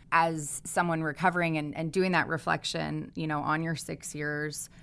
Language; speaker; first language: English; native; English